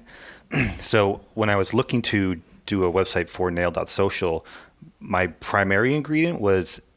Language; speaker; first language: English; native; English